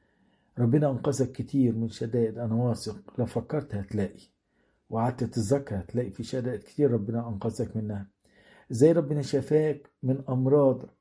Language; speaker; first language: Arabic; native; Arabic